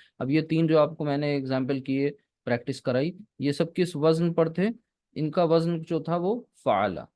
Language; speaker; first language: Urdu; native; Urdu